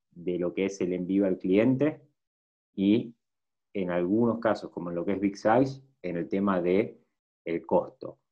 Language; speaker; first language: Spanish; native; Spanish